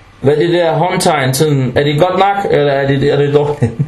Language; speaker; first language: Danish; non-native, local second language; Arabic